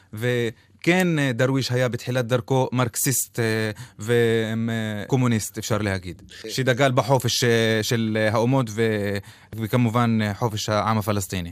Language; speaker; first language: Hebrew; non-native, local second language; Arabic